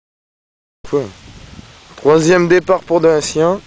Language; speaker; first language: French; native; French